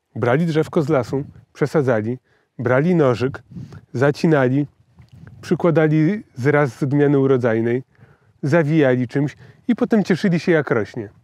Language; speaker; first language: Polish; native; Polish